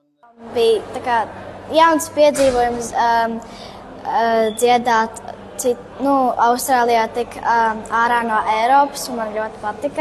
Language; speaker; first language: Latvian; early bilingual, heritage; Latvian